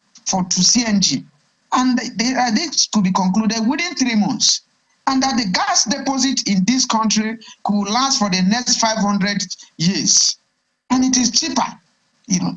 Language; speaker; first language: English; non-native, local second language; Igbo